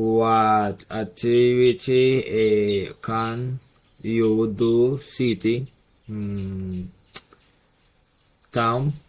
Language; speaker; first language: English; non-native, learner; Spanish